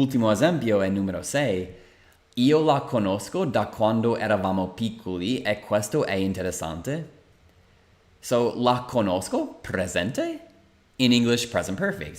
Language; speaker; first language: Italian; non-native, fluent; English